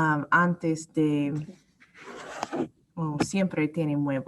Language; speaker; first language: Spanish; non-native, learner; English